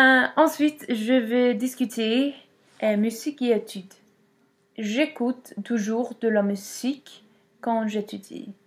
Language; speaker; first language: French; non-native, learner; Swedish